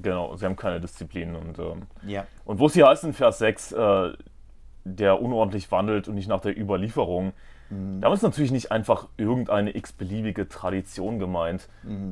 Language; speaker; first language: German; native; German